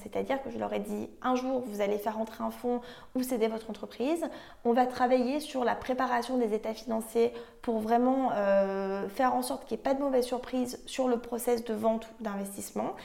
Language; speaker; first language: French; native; French